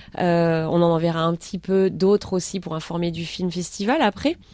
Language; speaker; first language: French; native; French